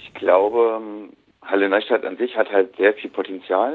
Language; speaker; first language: German; native; German